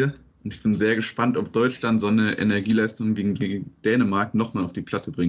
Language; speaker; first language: German; native; German